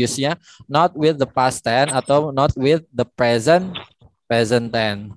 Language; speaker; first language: English; non-native, fluent; Indonesian